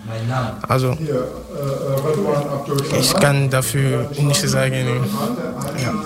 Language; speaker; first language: German; non-native, fluent; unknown